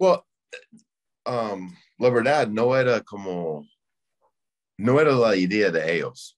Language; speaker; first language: Spanish; non-native, learner; English